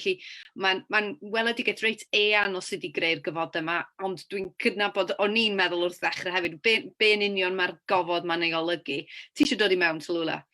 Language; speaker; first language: Welsh; native; Welsh